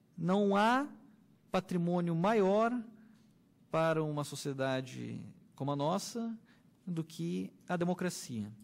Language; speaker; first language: Portuguese; native; Portuguese